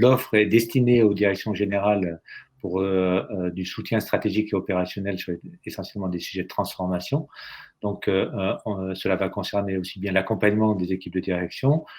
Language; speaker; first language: French; native; French